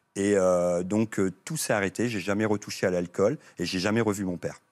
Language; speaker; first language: French; native; French